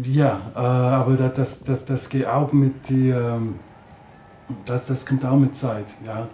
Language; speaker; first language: German; non-native, learner; English